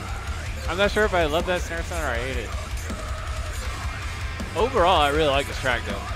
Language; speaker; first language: English; native; English